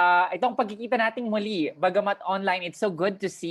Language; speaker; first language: Filipino; native; Filipino